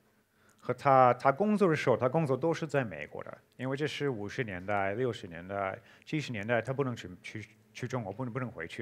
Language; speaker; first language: Chinese; non-native, fluent; English